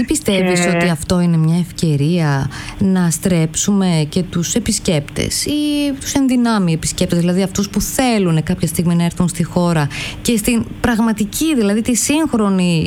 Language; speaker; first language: Greek; native; Greek